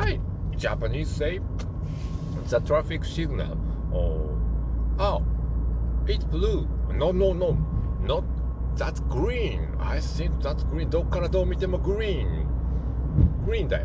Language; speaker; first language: English; non-native, learner; Japanese